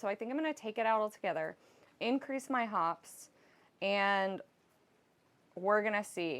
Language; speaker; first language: English; native; English